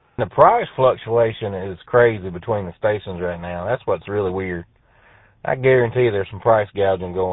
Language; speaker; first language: English; native; English